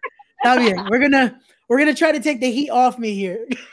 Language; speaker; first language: English; early bilingual, other home language; Spanish